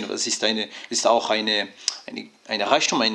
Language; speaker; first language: German; non-native, fluent; French